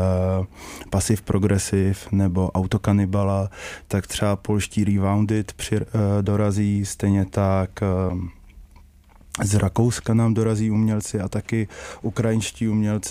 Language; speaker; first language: Czech; native; Czech